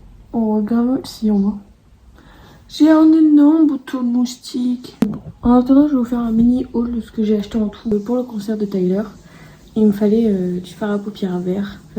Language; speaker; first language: French; native; French